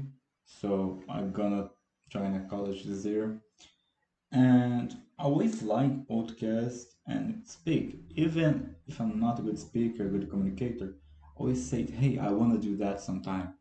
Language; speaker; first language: English; non-native, fluent; Portuguese